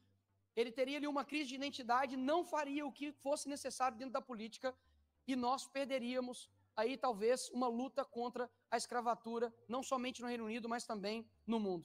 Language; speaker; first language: Portuguese; native; Portuguese